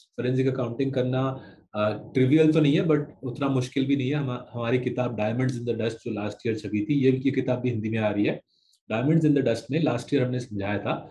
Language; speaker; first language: Hindi; non-native, local second language; Bangla